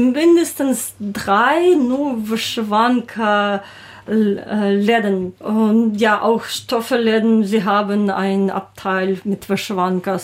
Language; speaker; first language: German; non-native, learner; Ukrainian